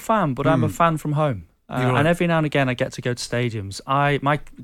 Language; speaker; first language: English; native; English